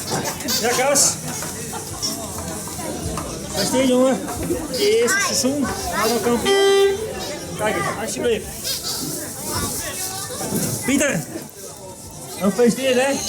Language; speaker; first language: Dutch; native; Dutch